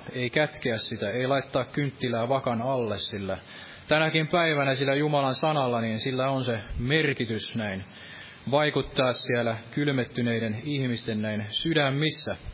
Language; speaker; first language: Finnish; native; Finnish